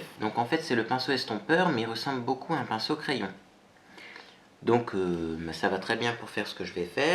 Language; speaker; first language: French; native; French